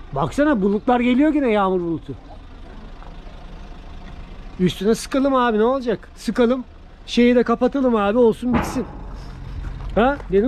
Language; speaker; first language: Turkish; native; Turkish